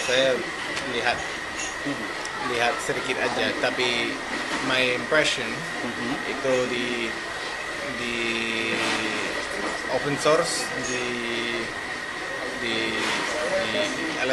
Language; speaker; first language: Indonesian; non-native, learner; English